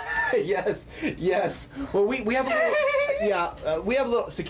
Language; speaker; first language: English; native; English